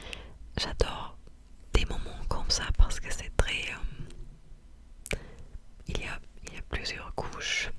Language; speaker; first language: French; non-native, fluent; German